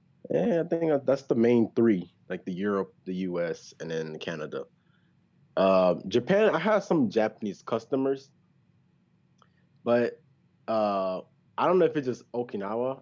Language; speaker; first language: English; early bilingual, other home language; Japanese